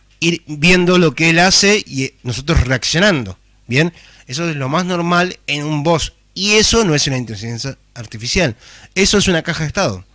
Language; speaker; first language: Spanish; native; Spanish